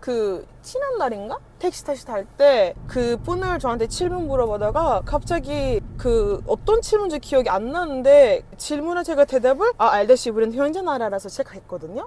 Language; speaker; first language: Korean; non-native, fluent; Turkish